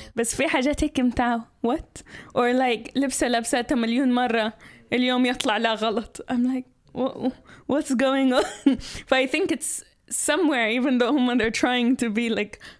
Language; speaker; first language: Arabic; early bilingual, heritage; Arabic